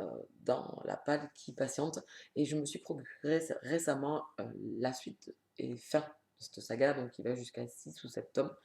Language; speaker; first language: French; native; French